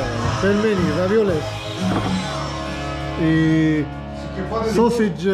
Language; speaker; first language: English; non-native, learner; Spanish